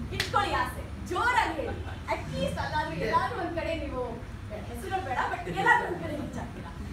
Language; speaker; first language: Kannada; non-native, local second language; Tamil